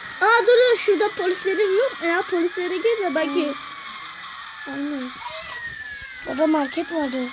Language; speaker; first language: Turkish; native; Turkish